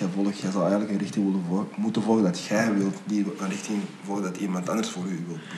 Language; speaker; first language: Dutch; early bilingual, other home language; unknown